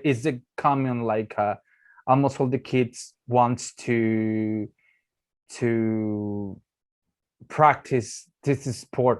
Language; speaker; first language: English; non-native, learner; Spanish